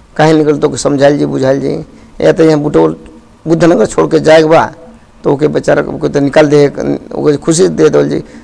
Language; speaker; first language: Bhojpuri; non-native, local second language; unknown